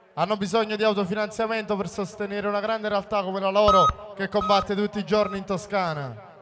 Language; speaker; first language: Italian; native; Italian